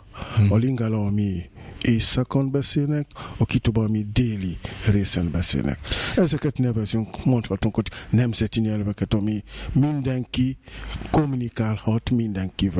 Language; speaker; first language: Hungarian; non-native, fluent; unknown